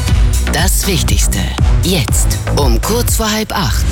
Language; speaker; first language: German; native; German